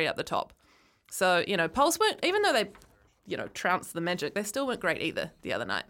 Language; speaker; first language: English; native; English